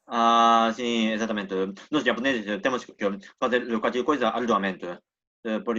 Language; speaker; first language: Portuguese; non-native, learner; Japanese